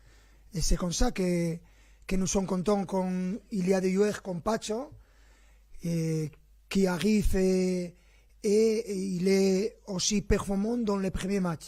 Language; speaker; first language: French; non-native, fluent; Spanish